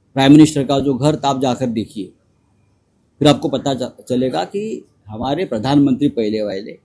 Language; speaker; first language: Hindi; non-native, local second language; Marathi